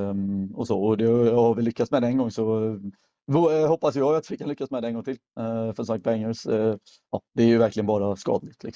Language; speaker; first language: Swedish; native; Swedish